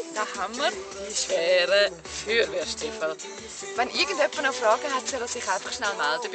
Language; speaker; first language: German; native; German